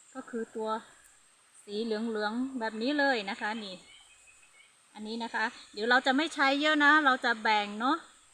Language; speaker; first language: Thai; non-native, local second language; Hmong